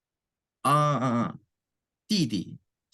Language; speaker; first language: Chinese; non-native, learner; English